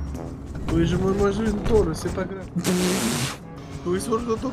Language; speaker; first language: French; native; French